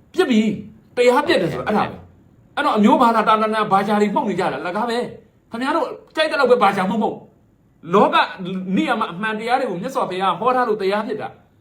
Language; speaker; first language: Burmese; native; Burmese